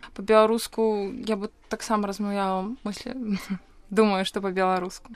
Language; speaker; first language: Belarusian; non-native, local second language; Russian